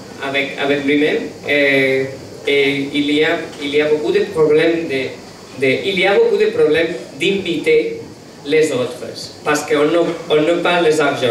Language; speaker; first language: French; non-native, learner; Catalan